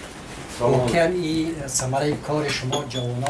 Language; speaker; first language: Persian; native; Persian